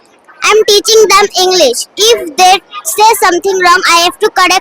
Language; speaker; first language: English; non-native, learner; Bangla